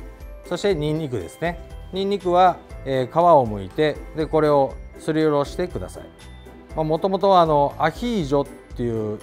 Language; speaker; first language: Japanese; native; Japanese